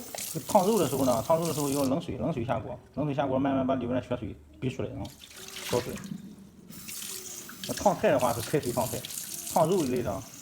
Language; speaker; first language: Chinese; native; Chinese